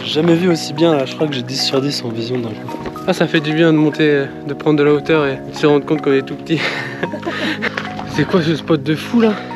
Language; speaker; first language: French; native; French